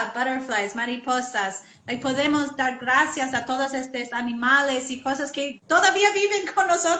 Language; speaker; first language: Spanish; non-native, learner; English